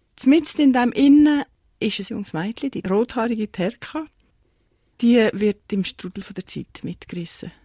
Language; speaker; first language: German; native; German